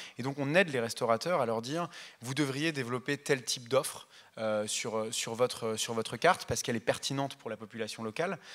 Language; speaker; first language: French; native; French